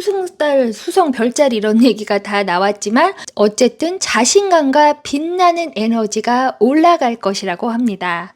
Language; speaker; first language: Korean; native; Korean